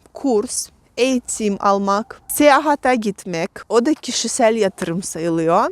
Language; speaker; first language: Turkish; non-native, fluent; Russian